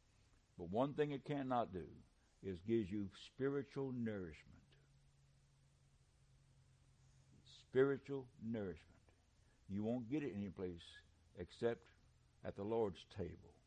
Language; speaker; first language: English; native; English